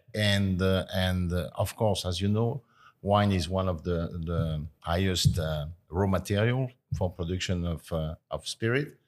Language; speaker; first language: English; non-native, fluent; French